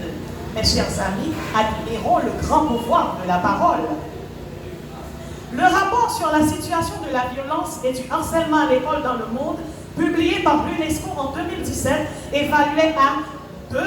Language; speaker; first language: French; non-native, local second language; Haitian Creole